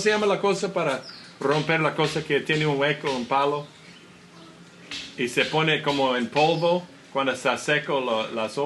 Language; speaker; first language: Spanish; non-native, learner; English